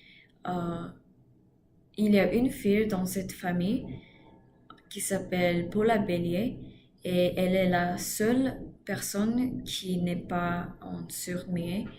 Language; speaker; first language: French; non-native, learner; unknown